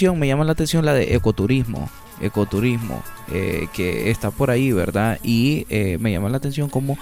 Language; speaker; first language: Spanish; native; Spanish